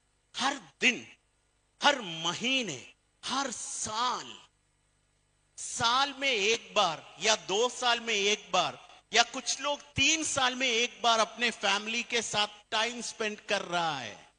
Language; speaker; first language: Hindi; non-native, fluent; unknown